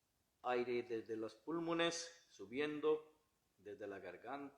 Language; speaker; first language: Spanish; non-native, learner; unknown